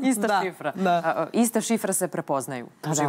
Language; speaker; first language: Serbian; native; Serbian